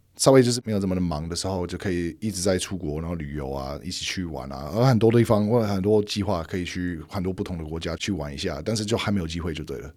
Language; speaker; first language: Chinese; non-native, fluent; English